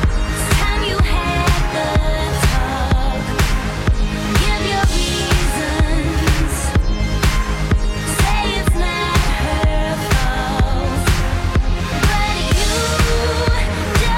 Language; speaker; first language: English; native; English